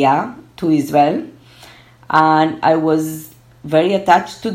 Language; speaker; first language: English; early bilingual, other home language; Spanish